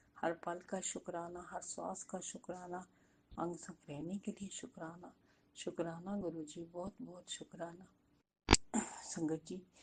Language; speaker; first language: Hindi; non-native, local second language; Punjabi